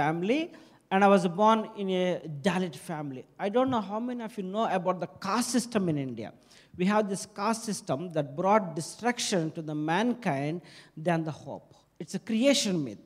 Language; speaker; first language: English; non-native, local second language; Telugu